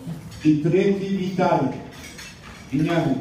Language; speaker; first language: Russian; non-native, local second language; Tajik